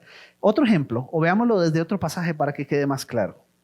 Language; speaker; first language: Spanish; native; Spanish